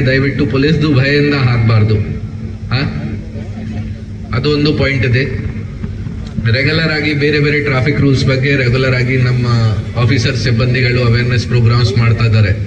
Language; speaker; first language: Kannada; non-native, local second language; Hindi